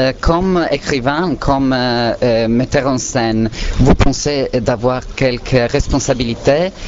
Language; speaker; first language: French; non-native, learner; Italian